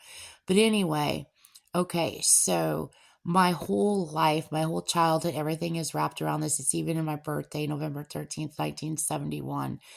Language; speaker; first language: English; native; English